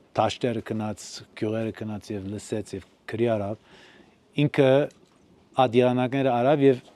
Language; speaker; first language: Armenian; early bilingual, heritage; Armenian